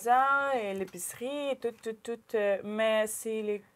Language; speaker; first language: French; non-native, learner; Ukrainian